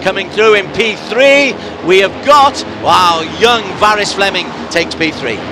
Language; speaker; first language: English; native; English